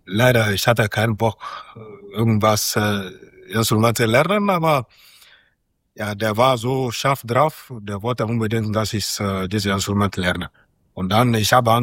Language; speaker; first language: German; non-native, learner; Mandingo